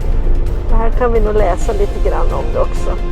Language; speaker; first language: Swedish; native; Swedish